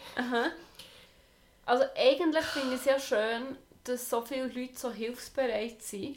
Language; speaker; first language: German; native; German